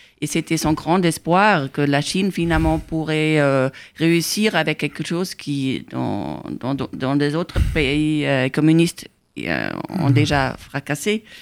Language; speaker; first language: French; non-native, fluent; German